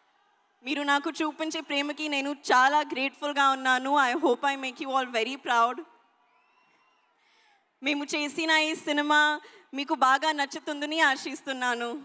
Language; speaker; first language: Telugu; non-native, learner; Hindi